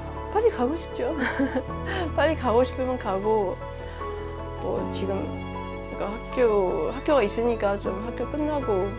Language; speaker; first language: Korean; early bilingual, heritage; Korean